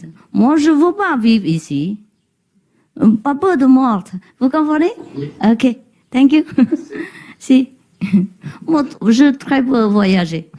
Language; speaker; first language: French; non-native, learner; Vietnamese